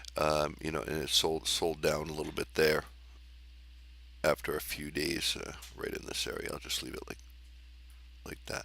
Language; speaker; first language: English; native; English